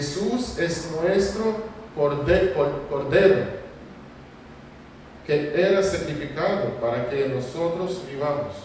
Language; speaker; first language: Spanish; non-native, fluent; Russian